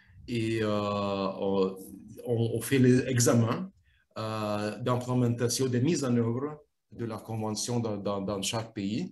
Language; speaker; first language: French; non-native, fluent; Lithuanian